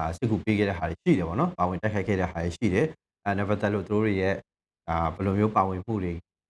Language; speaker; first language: Burmese; native; Burmese